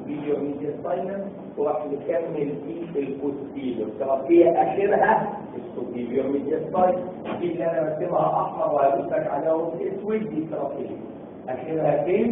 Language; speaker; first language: Arabic; native; Arabic